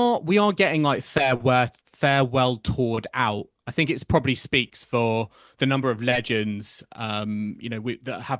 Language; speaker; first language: English; native; English